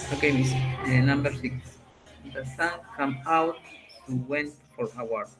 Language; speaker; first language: English; non-native, learner; Spanish